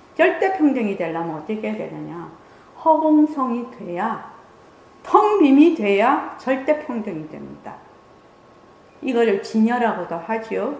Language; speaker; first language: Korean; native; Korean